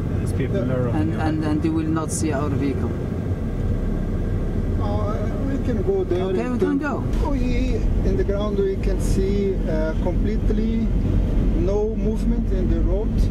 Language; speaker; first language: English; non-native, learner; Arabic